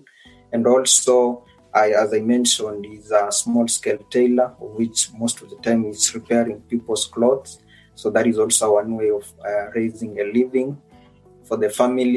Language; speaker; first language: English; non-native, local second language; Luyia